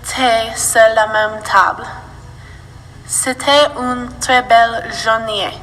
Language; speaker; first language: French; non-native, learner; English